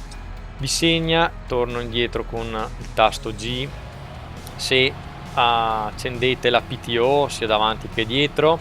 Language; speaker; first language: Italian; native; Italian